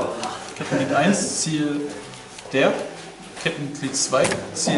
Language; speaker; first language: German; native; German